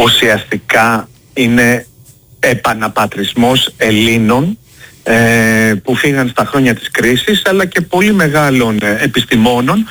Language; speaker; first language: Greek; native; Greek